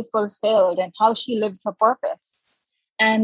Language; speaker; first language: English; non-native, local second language; Hindi